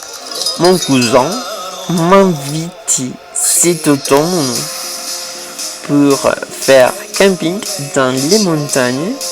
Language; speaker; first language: French; non-native, fluent; Spanish